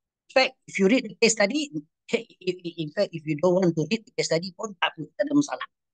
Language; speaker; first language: English; non-native, local second language; Malay